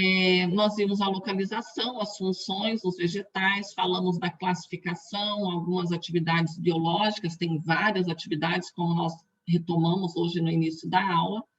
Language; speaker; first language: Portuguese; native; Portuguese